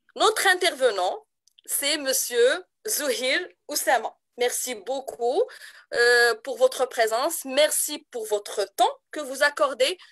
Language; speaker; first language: French; non-native, local second language; Arabic